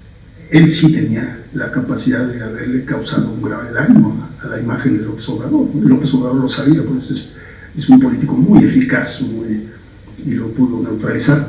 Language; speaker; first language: Spanish; native; Spanish